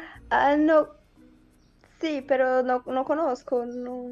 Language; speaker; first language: Spanish; non-native, learner; Portuguese